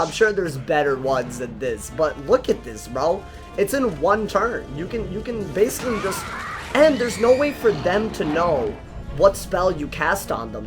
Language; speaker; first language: English; native; English